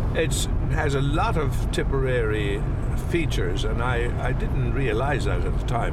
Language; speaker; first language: English; native; English